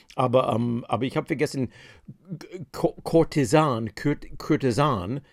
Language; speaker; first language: German; non-native, fluent; English